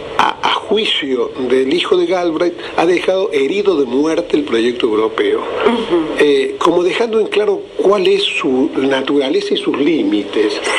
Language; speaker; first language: Spanish; native; Spanish